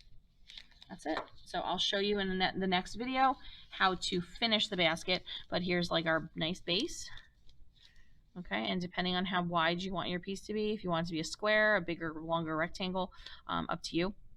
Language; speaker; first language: English; native; English